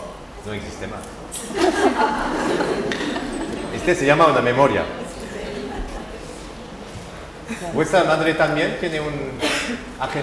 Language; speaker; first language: Spanish; non-native, learner; French